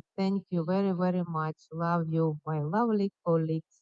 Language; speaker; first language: English; non-native, fluent; Ukrainian